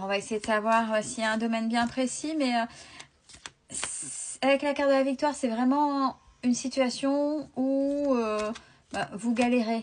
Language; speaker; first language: French; native; French